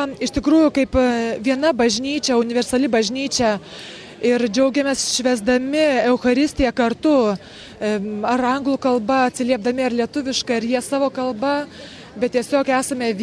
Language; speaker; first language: Lithuanian; native; Lithuanian